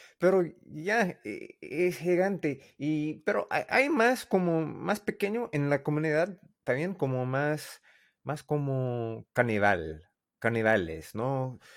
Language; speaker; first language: Spanish; non-native, learner; English